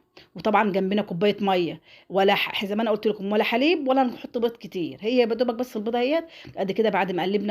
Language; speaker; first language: Arabic; native; Arabic